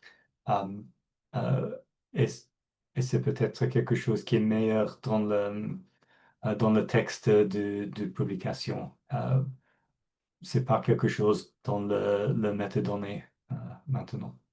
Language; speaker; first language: French; non-native, fluent; English